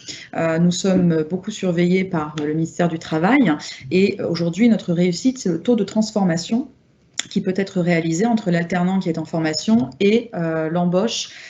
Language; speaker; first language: French; native; French